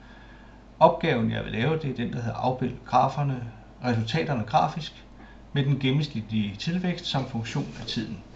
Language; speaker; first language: Danish; native; Danish